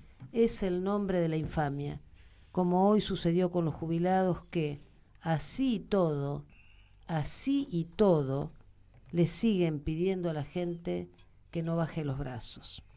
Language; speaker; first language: Spanish; native; Spanish